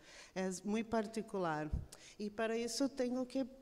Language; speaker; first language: Spanish; non-native, fluent; Portuguese